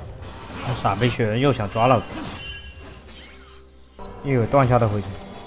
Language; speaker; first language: Chinese; native; Chinese